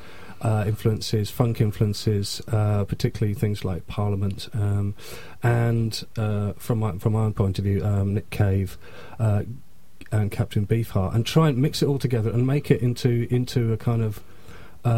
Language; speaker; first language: English; native; English